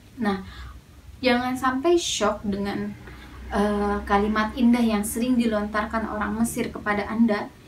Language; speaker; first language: Indonesian; native; Indonesian